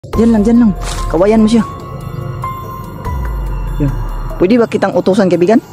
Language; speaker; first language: Filipino; non-native, local second language; Cebuano